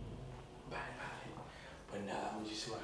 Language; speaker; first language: Spanish; native; Spanish